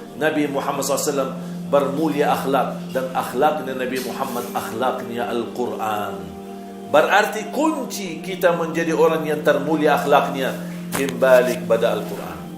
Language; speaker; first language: Malay; non-native, fluent; Arabic